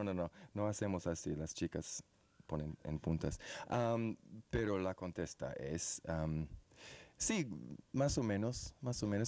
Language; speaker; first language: Spanish; non-native, fluent; English